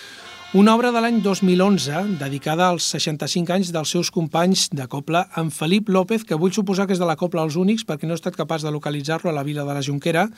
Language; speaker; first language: Catalan; native; Catalan